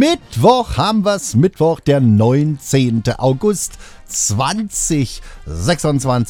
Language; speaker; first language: German; native; German